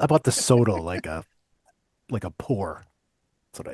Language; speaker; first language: English; native; English